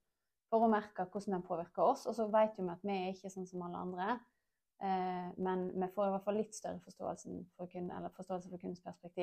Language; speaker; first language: Norwegian; native; Norwegian